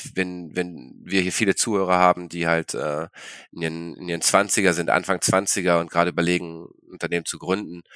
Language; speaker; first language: German; native; German